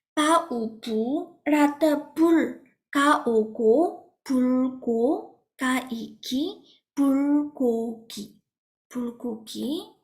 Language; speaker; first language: Korean; non-native, fluent; Burmese